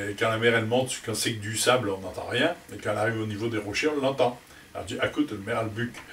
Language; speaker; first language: French; native; French